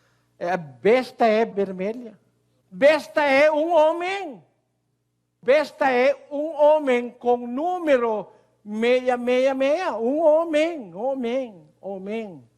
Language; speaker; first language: Portuguese; non-native, learner; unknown